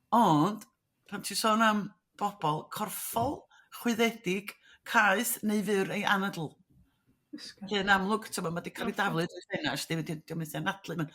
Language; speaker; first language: Welsh; native; Welsh